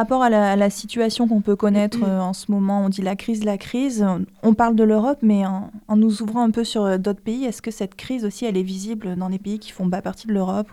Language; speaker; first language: French; native; French